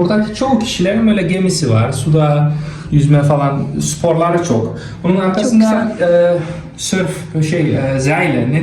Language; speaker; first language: Turkish; early bilingual, heritage; Turkish